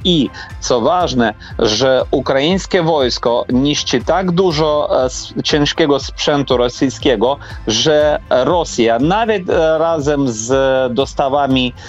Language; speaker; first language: Polish; non-native, fluent; Ukrainian